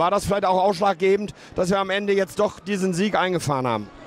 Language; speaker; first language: German; native; German